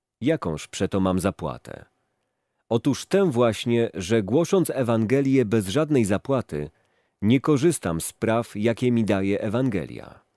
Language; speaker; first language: Polish; native; Polish